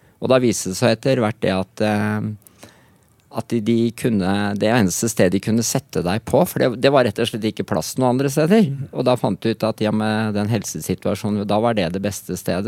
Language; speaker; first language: Norwegian; native; Norwegian